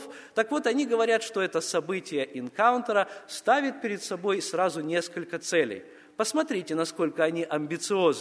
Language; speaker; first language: Russian; native; Russian